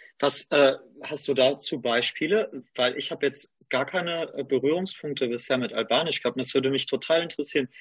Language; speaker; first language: German; native; German